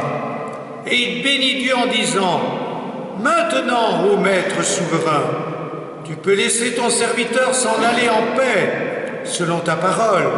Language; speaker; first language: French; native; French